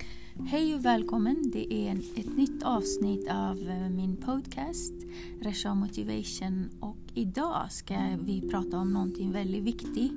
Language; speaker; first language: Swedish; non-native, fluent; Kurdish